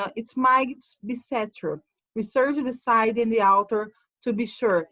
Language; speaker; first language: English; non-native, fluent; Portuguese